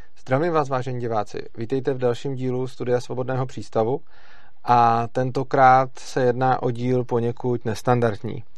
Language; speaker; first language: Czech; native; Czech